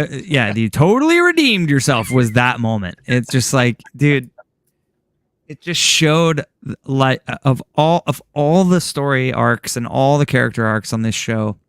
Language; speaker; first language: English; native; English